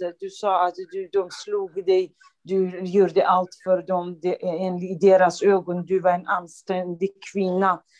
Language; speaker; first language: Swedish; non-native, fluent; Kurdish